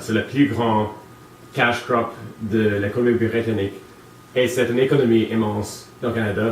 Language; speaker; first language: French; non-native, local second language; English